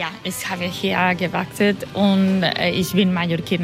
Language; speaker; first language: German; early bilingual, heritage; Catalan